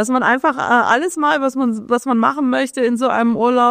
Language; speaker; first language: German; native; German